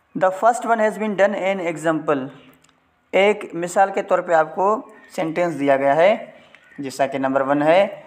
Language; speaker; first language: Urdu; non-native, local second language; Sindhi